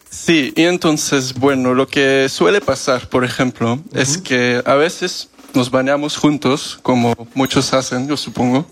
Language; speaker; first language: Spanish; non-native, fluent; French